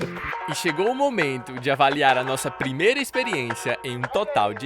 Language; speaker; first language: Portuguese; native; Portuguese